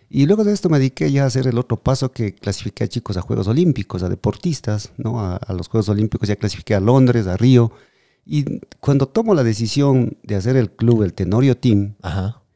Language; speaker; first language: Spanish; native; Spanish